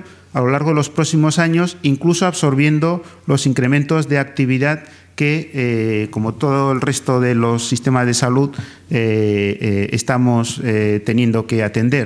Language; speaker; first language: Spanish; native; Spanish